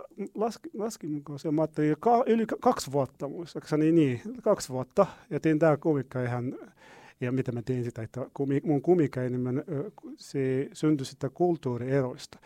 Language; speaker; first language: Finnish; non-native, learner; Arabic